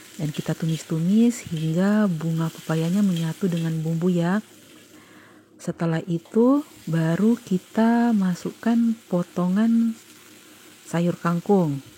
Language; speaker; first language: Indonesian; native; Indonesian